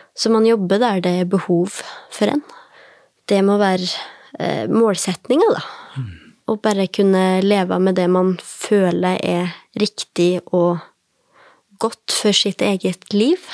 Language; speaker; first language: Norwegian; native; Norwegian